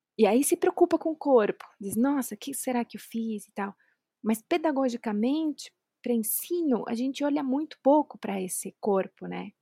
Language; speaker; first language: Portuguese; non-native, fluent; Spanish